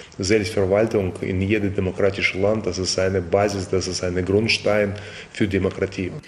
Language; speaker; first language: German; non-native, fluent; Russian